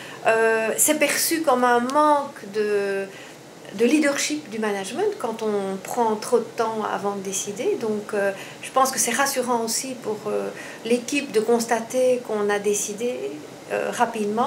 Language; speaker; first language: French; native; French